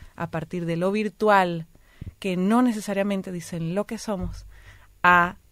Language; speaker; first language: Spanish; native; Spanish